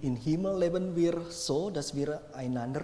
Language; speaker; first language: German; non-native, fluent; Indonesian